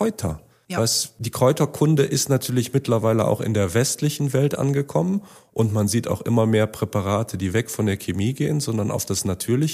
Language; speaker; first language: German; native; German